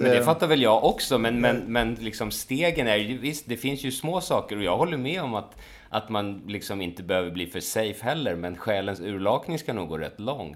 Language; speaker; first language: Swedish; native; Swedish